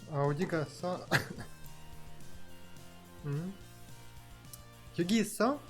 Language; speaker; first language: Korean; non-native, learner; Russian